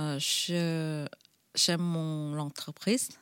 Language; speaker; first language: French; non-native, learner; Thai